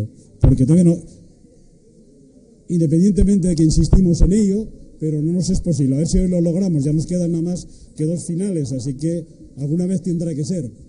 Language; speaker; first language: Spanish; native; Spanish